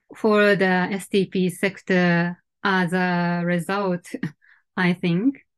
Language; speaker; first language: English; non-native, fluent; Japanese